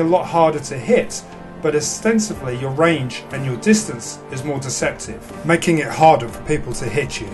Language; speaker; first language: English; native; English